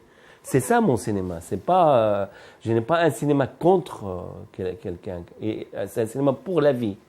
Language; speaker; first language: French; non-native, fluent; Arabic